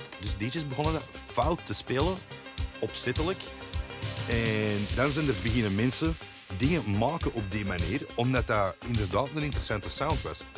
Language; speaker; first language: Dutch; native; Dutch